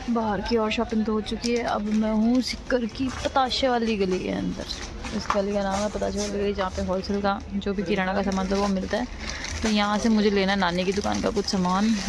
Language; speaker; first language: Hindi; non-native, local second language; Rajasthani